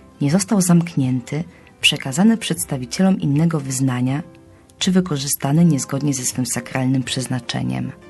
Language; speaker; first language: Polish; native; Polish